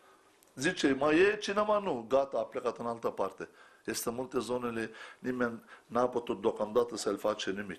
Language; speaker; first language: Romanian; non-native, fluent; Turkish